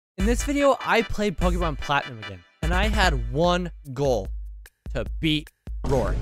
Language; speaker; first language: English; native; English